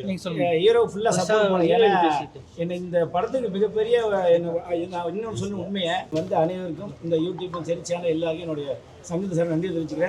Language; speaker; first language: Tamil; native; Tamil